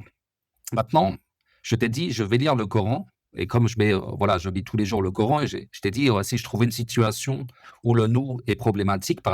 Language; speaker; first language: French; native; French